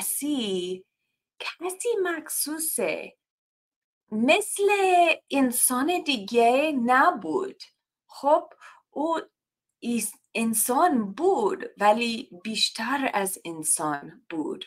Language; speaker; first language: Persian; non-native, learner; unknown